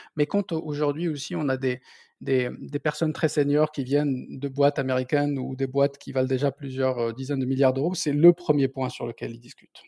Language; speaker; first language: French; non-native, local second language; Berber languages